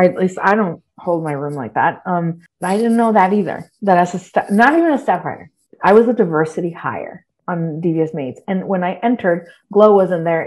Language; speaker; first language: English; early bilingual, other home language; Spanish